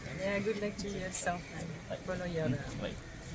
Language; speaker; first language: English; non-native, learner; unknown